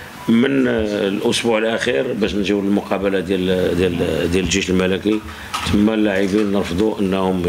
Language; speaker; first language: Arabic; native; Arabic